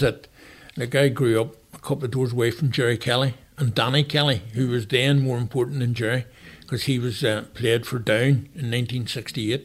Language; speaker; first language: English; native; English